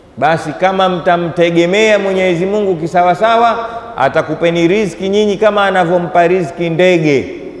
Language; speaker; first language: Swahili; native; Swahili